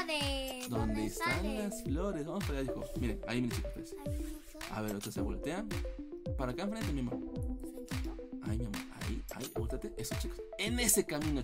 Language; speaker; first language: Spanish; native; Spanish